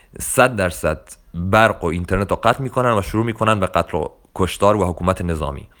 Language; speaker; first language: Persian; non-native, local second language; Kurdish